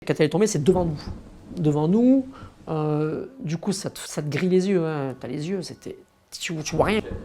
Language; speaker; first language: French; native; French